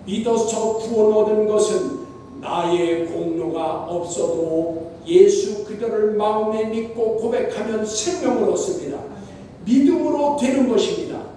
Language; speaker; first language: Korean; native; Korean